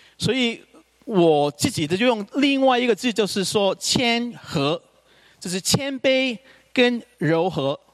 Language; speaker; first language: Chinese; non-native, local second language; Cantonese